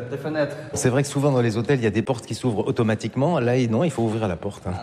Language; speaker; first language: French; native; French